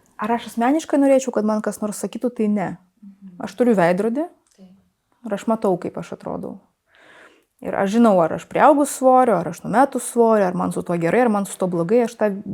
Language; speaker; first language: Lithuanian; non-native, local second language; Russian